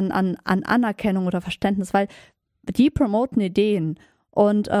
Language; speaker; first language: German; native; German